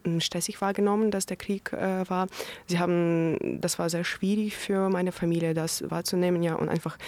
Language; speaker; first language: German; non-native, learner; Ukrainian